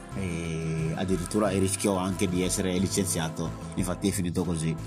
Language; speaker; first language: Italian; non-native, fluent; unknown